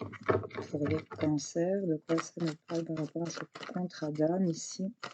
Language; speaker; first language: French; native; French